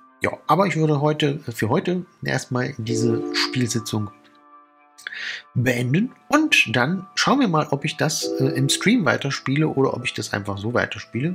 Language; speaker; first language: German; native; German